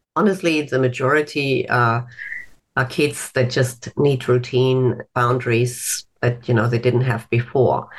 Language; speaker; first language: English; non-native, fluent; German